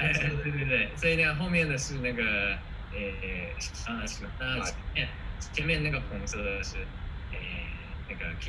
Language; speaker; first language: Chinese; non-native, fluent; Japanese